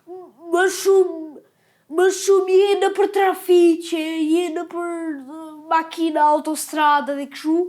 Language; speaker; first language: Albanian; early bilingual, heritage; Albanian